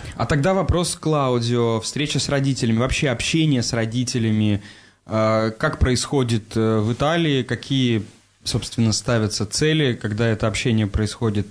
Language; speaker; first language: Russian; native; Russian